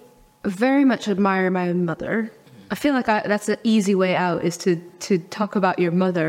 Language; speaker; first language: English; early bilingual, other home language; Chinese